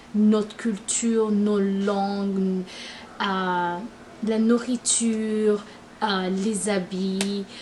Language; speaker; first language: French; non-native, local second language; Rundi